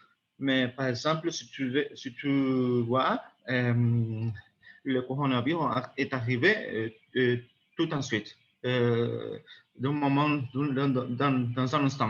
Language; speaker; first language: French; non-native, learner; Spanish